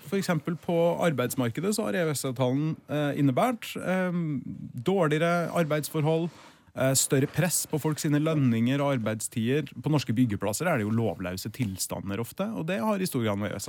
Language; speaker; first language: Norwegian; native; Norwegian